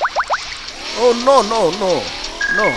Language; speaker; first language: English; non-native, learner; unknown